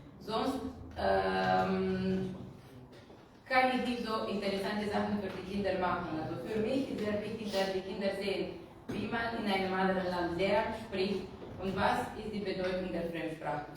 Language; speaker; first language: German; non-native, fluent; Romanian